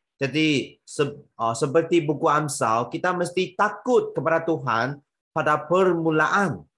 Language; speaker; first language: Malay; non-native, local second language; Chinese